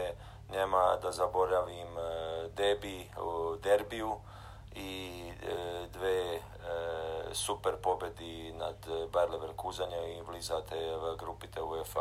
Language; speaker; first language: Bulgarian; non-native, learner; Croatian